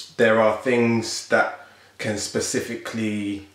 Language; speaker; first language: English; native; English